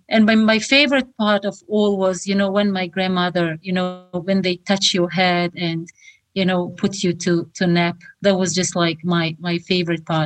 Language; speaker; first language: English; non-native, fluent; Shughni